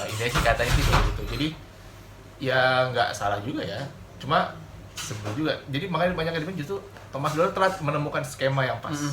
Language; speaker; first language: Indonesian; native; Indonesian